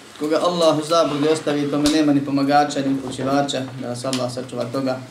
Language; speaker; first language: Bosnian; native; Bosnian